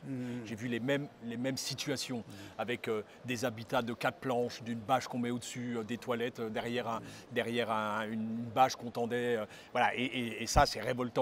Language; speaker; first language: French; native; French